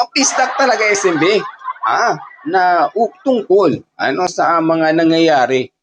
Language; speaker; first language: Filipino; non-native, local second language; Waray